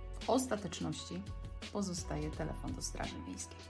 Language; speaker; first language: Polish; native; Polish